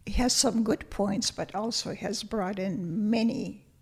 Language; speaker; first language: English; early bilingual, other home language; Lithuanian